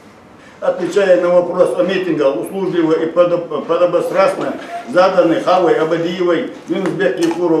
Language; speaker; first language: Russian; non-native, local second language; Ingush